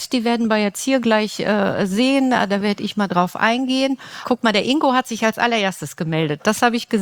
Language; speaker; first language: German; native; German